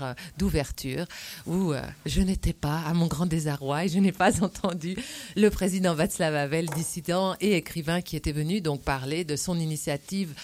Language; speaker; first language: French; native; French